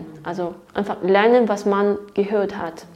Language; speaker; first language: German; non-native, fluent; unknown